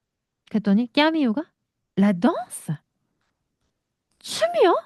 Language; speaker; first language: Korean; native; Korean